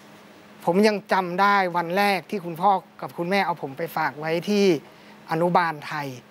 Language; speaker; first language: Thai; early bilingual, other home language; English